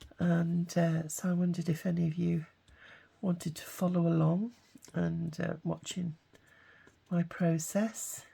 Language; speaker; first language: English; native; English